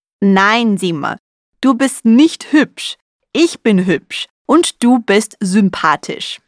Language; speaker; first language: German; non-native, learner; Russian